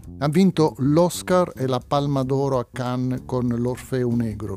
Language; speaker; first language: Italian; native; Italian